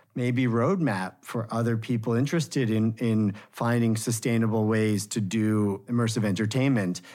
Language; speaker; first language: English; native; English